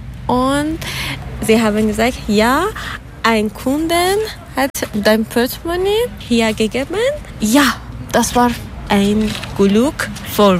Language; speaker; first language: German; non-native, learner; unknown